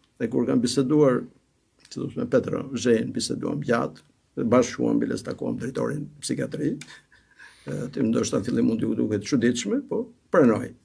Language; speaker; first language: Albanian; native; Albanian